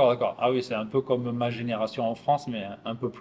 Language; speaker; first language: French; native; French